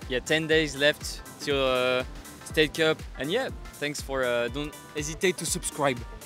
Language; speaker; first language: English; non-native, fluent; French